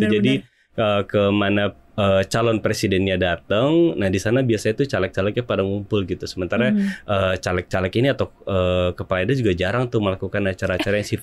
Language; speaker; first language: Indonesian; native; Indonesian